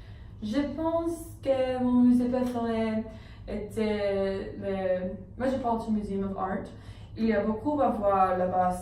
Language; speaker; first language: French; non-native, learner; English